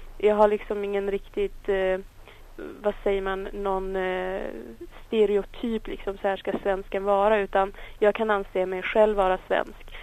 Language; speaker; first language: Swedish; early bilingual, other home language; Tigrinya